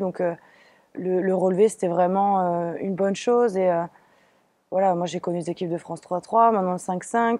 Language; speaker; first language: French; native; French